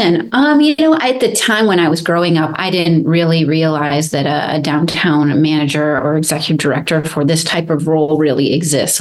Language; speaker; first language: English; native; English